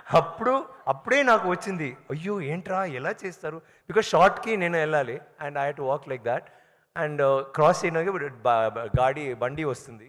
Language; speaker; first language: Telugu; non-native, learner; Tamil